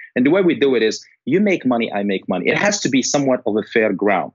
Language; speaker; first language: English; non-native, fluent; Arabic